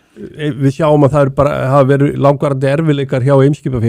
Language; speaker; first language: Icelandic; native; Icelandic